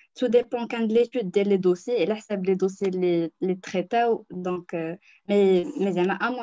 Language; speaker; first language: French; non-native, local second language; Arabic